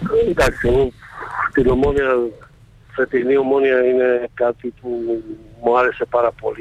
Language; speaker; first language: Greek; non-native, fluent; Slovak